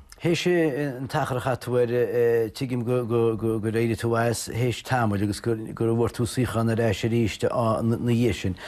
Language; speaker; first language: Irish; native; Irish